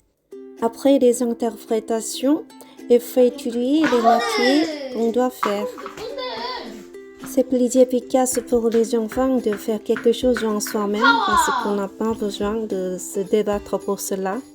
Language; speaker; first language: French; non-native, learner; Korean